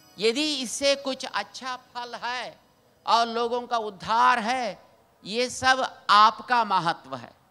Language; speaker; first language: Hindi; non-native, local second language; Telugu